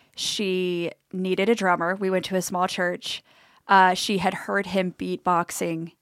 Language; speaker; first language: English; native; English